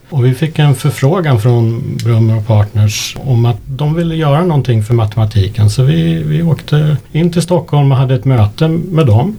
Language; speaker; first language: Swedish; early bilingual, other home language; English